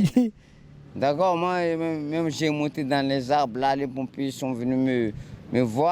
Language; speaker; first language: French; non-native, local second language; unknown